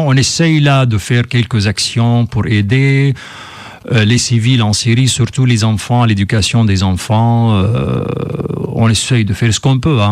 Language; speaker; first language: French; non-native, fluent; Arabic